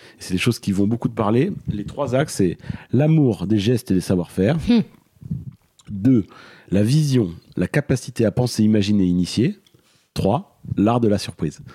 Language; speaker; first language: French; native; French